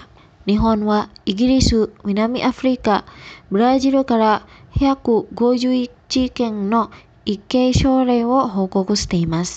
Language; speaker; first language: Japanese; non-native, fluent; Indonesian